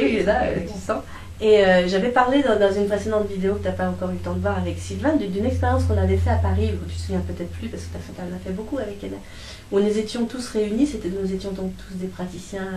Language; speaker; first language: French; native; French